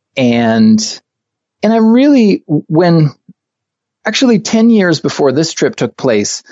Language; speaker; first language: English; native; English